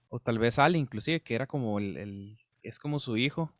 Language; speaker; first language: Spanish; native; Spanish